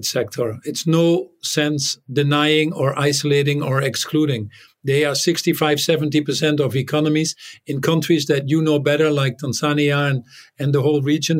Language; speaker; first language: English; non-native, fluent; Dutch